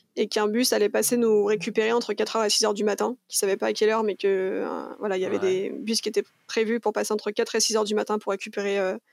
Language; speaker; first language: French; native; French